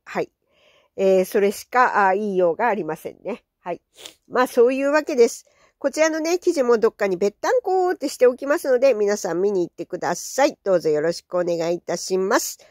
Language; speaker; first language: Japanese; native; Japanese